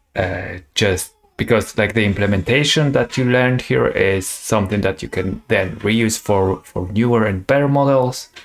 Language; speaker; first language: English; non-native, fluent; Polish